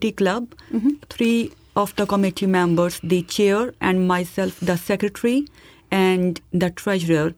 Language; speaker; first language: English; non-native, local second language; Hindi